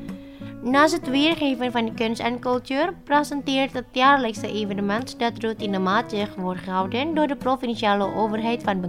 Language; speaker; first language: Dutch; non-native, fluent; Indonesian